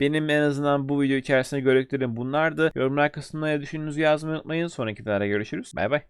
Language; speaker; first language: Turkish; native; Turkish